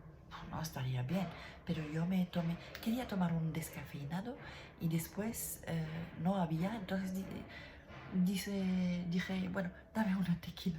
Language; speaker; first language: Spanish; non-native, learner; French